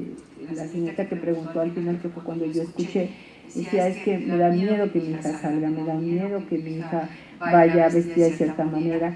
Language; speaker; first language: Spanish; native; Spanish